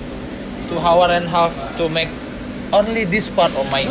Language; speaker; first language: English; non-native, learner; Indonesian